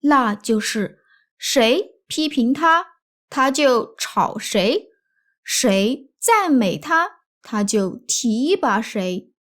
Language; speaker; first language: Chinese; native; Chinese